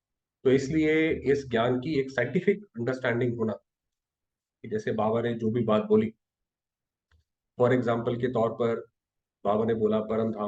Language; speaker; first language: Hindi; native; Hindi